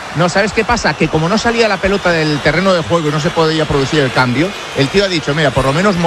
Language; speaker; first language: Spanish; native; Spanish